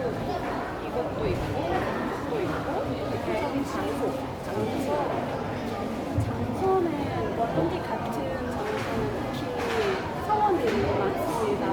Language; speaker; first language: Korean; non-native, learner; Lao